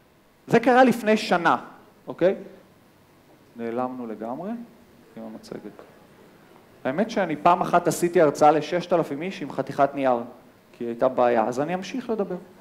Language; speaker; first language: Hebrew; native; Hebrew